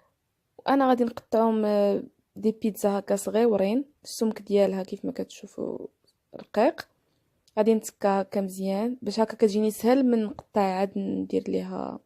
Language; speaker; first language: Arabic; native; Arabic